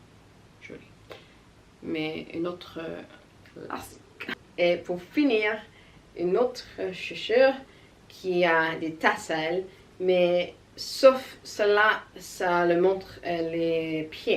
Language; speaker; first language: French; non-native, learner; English